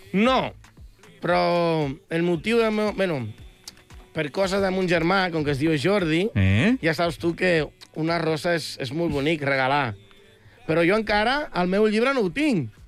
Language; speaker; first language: Catalan; early bilingual, other home language; Spanish